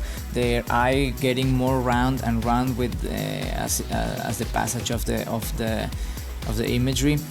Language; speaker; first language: English; non-native, fluent; Spanish